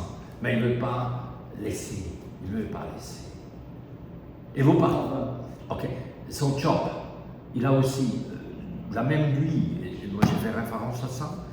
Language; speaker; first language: French; non-native, learner; German